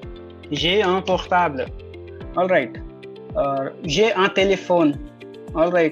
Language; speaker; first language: French; non-native, fluent; Hindi